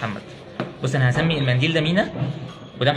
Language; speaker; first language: Arabic; native; Arabic